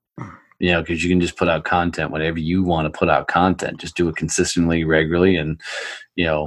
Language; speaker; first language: English; native; English